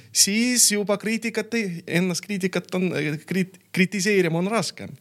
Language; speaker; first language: Estonian; non-native, local second language; Russian